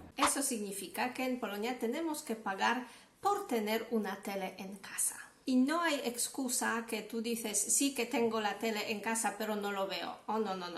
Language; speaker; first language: Spanish; non-native, fluent; Polish